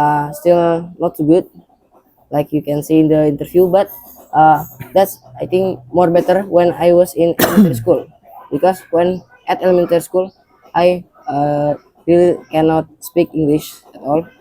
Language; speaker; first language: English; non-native, learner; Indonesian